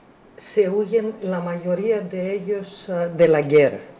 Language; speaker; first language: Spanish; non-native, learner; Greek